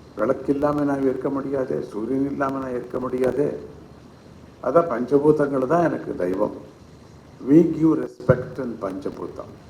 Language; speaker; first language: Tamil; non-native, fluent; Kannada